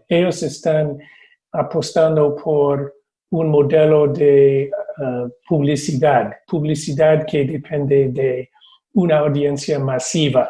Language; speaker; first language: Spanish; non-native, fluent; English